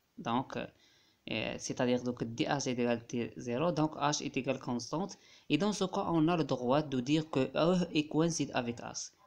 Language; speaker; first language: French; non-native, local second language; Arabic